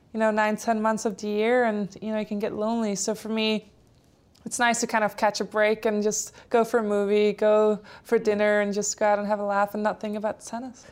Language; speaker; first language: English; non-native, fluent; Polish